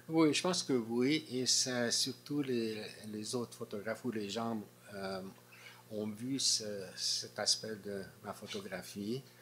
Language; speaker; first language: French; non-native, fluent; Hungarian